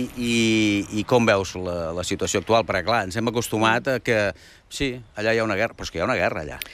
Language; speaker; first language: Catalan; native; Catalan